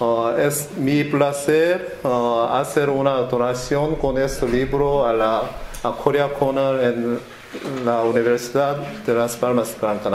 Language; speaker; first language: Spanish; non-native, learner; Korean